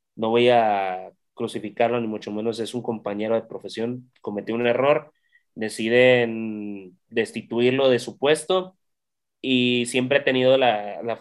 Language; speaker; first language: Spanish; native; Spanish